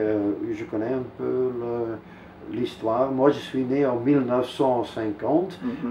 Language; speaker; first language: French; non-native, local second language; Dutch